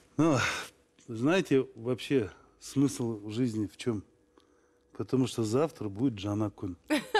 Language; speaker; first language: Russian; non-native, local second language; Kazakh